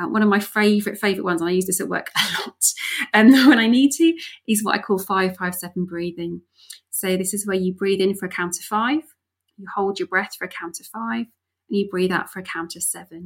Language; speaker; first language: English; native; English